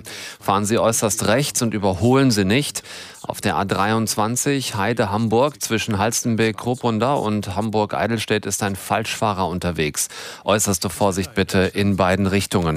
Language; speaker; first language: German; native; German